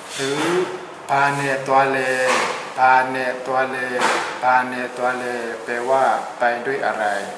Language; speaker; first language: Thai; non-native, fluent; Burmese